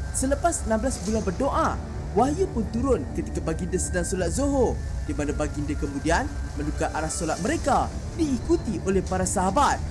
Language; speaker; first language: Malay; native; Malay